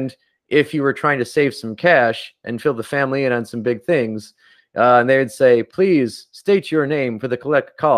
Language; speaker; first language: English; native; English